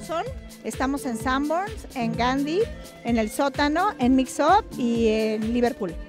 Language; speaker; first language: Spanish; native; Spanish